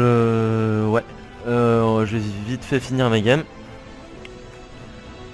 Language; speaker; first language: French; native; French